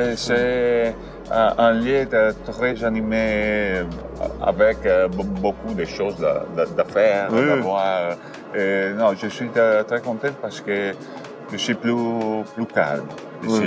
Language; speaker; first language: French; non-native, learner; Italian